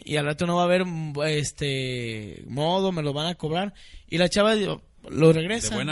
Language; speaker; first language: Spanish; native; Spanish